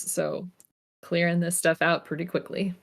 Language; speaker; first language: English; native; English